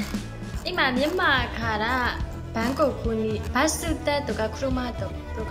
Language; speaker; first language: Japanese; non-native, learner; Burmese